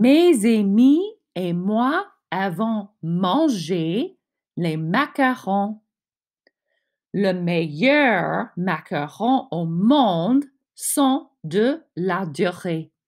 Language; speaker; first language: French; non-native, fluent; English